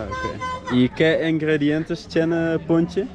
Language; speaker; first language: Spanish; non-native, learner; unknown